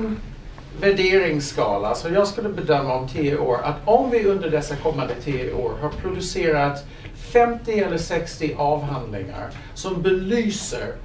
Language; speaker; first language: Swedish; non-native, fluent; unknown